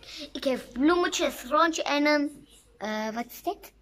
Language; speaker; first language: Dutch; early bilingual, other home language; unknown